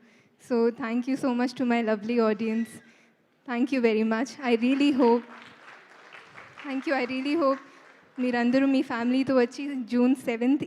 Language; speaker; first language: Telugu; non-native, fluent; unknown